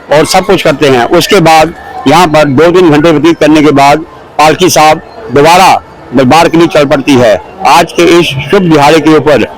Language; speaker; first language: Hindi; non-native, local second language; Punjabi